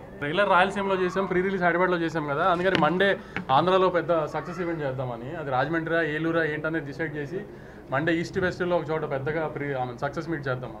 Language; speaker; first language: Telugu; native; Telugu